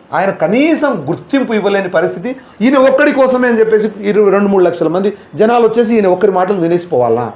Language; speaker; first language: Telugu; native; Telugu